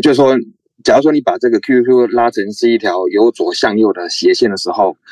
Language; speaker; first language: Chinese; native; Chinese